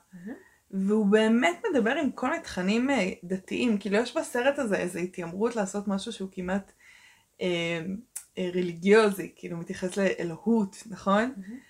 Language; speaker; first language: Hebrew; early bilingual, other home language; Russian